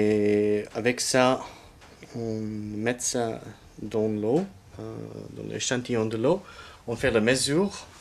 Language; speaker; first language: French; non-native, learner; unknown